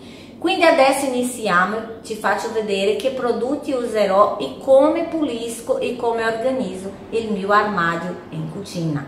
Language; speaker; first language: Italian; non-native, fluent; Portuguese